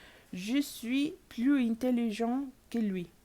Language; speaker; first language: French; non-native, learner; Spanish